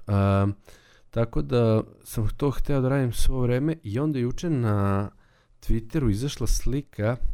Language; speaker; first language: Serbian; native; Serbian